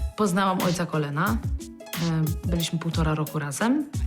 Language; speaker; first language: Polish; native; Polish